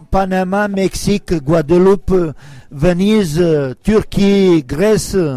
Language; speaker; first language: French; non-native, fluent; Serbian